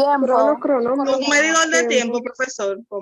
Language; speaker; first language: Spanish; native; Spanish